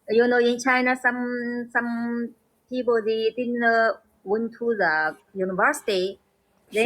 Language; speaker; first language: English; non-native, learner; Chinese